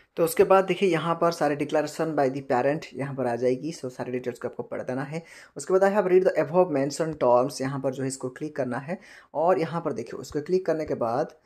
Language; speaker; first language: Hindi; non-native, local second language; Bangla